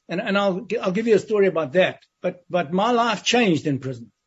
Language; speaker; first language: English; native; English